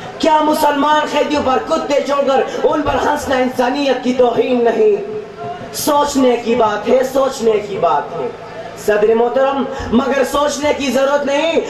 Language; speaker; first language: Urdu; non-native, local second language; Pashto